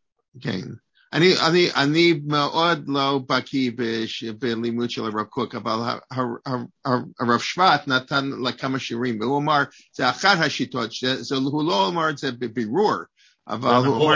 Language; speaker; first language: Hebrew; non-native, fluent; English